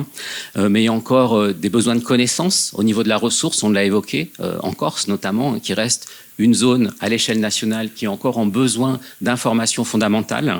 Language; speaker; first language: French; native; French